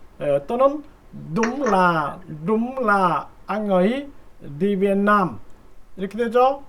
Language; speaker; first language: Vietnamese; non-native, learner; Korean